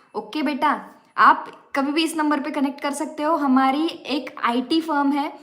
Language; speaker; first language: Hindi; non-native, local second language; Marathi